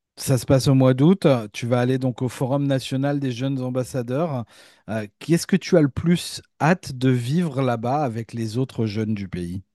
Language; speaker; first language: French; native; French